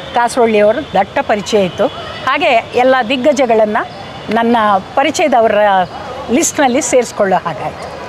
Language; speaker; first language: Kannada; native; Kannada